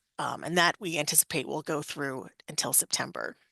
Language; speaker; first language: English; native; English